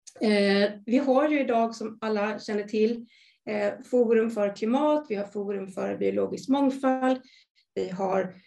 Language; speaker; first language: Swedish; native; Swedish